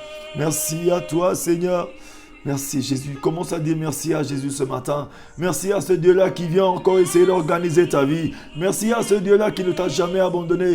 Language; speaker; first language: French; non-native, local second language; Lingala